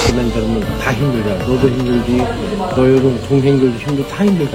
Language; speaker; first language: Korean; native; Korean